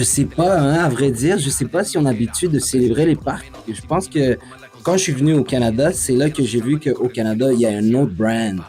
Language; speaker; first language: French; non-native, fluent; Spanish